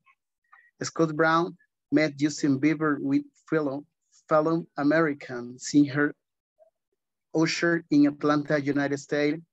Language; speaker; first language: English; non-native, learner; Spanish